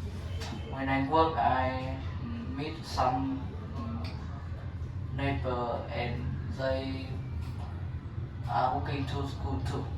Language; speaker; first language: English; non-native, learner; Vietnamese